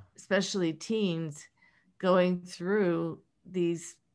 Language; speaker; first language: English; native; English